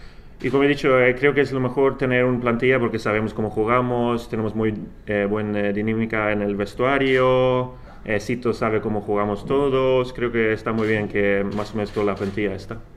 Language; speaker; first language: Spanish; non-native, fluent; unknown